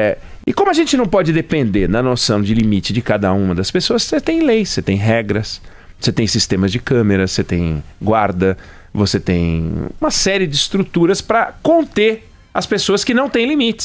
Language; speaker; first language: Portuguese; native; Portuguese